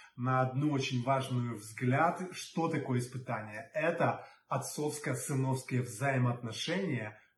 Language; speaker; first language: Russian; native; Russian